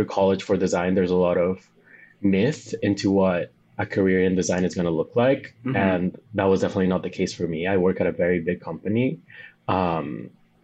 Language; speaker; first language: English; non-native, fluent; Spanish